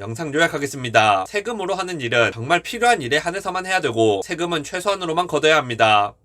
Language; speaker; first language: Korean; native; Korean